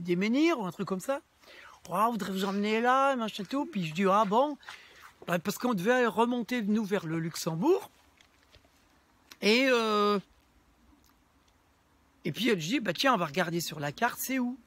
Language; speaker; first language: French; native; French